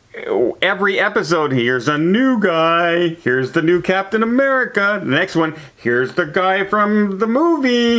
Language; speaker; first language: English; native; English